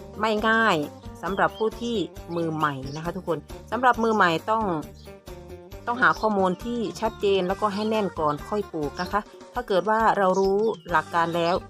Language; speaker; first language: Thai; native; Thai